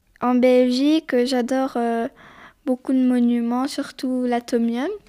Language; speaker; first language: French; early bilingual, other home language; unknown